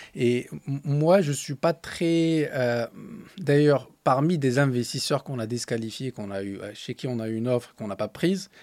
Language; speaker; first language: French; non-native, local second language; Tachelhit